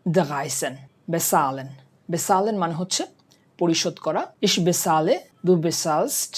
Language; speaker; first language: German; non-native, fluent; Bangla